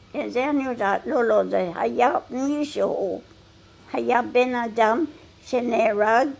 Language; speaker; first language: Hebrew; non-native, fluent; English